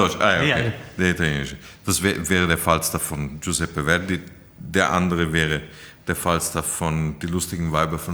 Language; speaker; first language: German; native; German